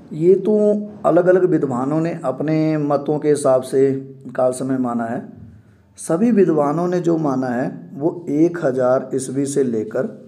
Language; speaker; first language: Hindi; non-native, local second language; Punjabi